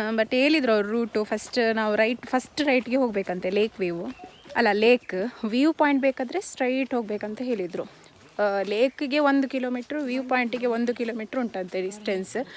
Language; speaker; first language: Kannada; non-native, local second language; Tulu